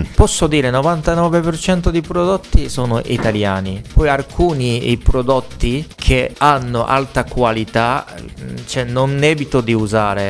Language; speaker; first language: Italian; non-native, fluent; Japanese